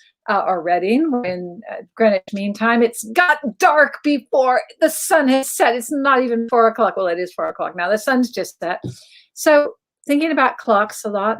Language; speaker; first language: English; native; English